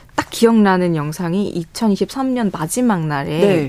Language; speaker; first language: Korean; early bilingual, other home language; Bangla